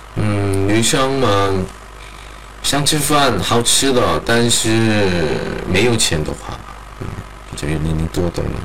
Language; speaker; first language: Chinese; non-native, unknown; Korean